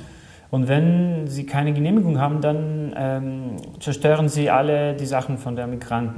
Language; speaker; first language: German; non-native, fluent; Greek